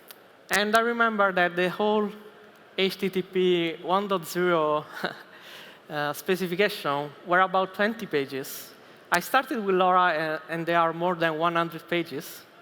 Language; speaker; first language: English; non-native, fluent; Italian